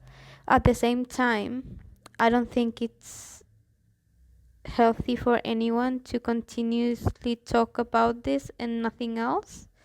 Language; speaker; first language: English; non-native, fluent; Spanish